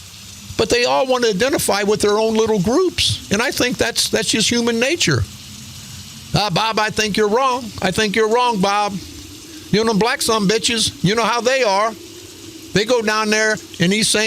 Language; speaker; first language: English; native; English